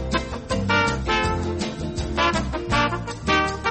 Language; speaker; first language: English; native; English